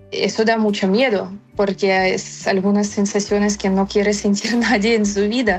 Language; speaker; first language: Spanish; non-native, fluent; Ukrainian